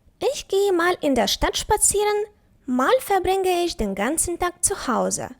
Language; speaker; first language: German; non-native, fluent; Ukrainian